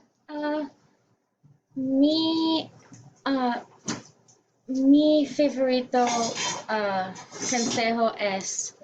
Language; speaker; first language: Spanish; non-native, learner; English